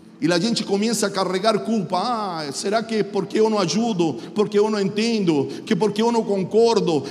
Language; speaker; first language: Portuguese; non-native, fluent; Spanish